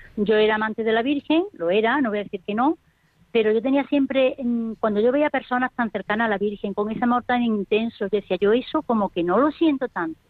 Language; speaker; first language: Spanish; native; Spanish